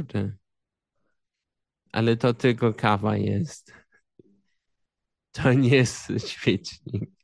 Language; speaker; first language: Polish; early bilingual, heritage; Polish